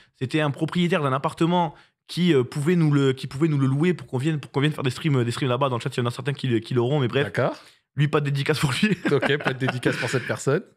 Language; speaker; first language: French; native; French